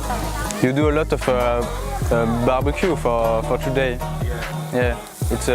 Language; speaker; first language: English; non-native, learner; French